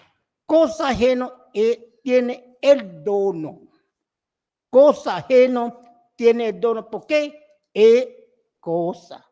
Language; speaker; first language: Spanish; non-native, local second language; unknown